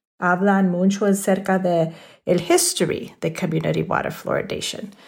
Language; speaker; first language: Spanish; early bilingual, heritage; Spanish